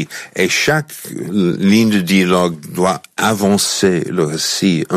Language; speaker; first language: French; non-native, fluent; English